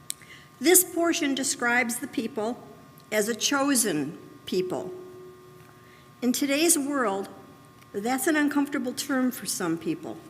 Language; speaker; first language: English; native; English